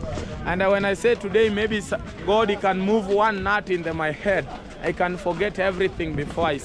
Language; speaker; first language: English; non-native, learner; Swahili